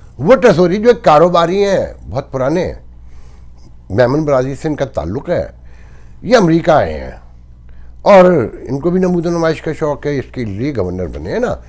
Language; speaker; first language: Urdu; native; Urdu